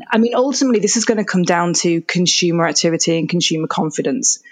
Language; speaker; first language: English; native; English